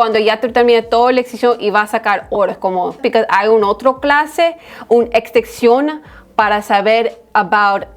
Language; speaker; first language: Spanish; early bilingual, heritage; Spanish